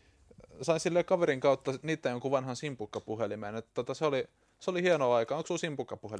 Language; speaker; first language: Finnish; native; Finnish